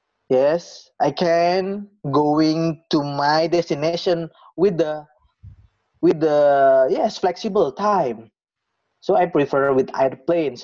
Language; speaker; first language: English; non-native, learner; Indonesian